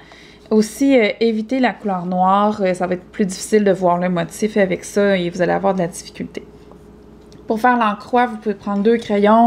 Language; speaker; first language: French; native; French